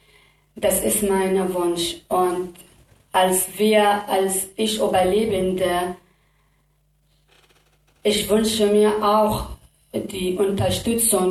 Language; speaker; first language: German; non-native, learner; Kurdish